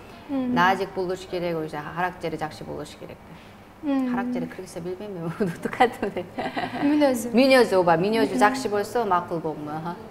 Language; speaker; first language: Kyrgyz; non-native, learner; Korean